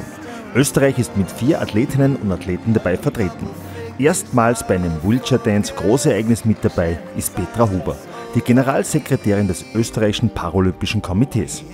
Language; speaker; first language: German; native; German